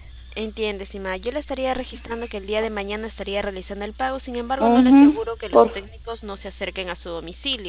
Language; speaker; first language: Spanish; native; Spanish